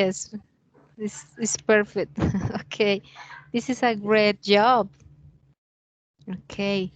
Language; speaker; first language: English; non-native, learner; Spanish